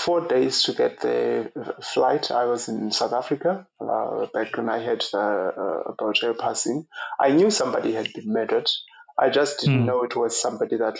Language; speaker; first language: English; non-native, local second language; Xhosa